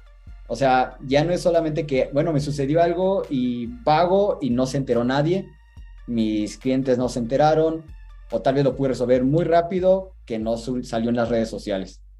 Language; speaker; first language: Spanish; native; Spanish